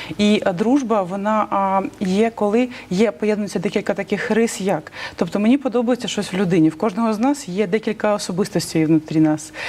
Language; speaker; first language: Ukrainian; non-native, local second language; Russian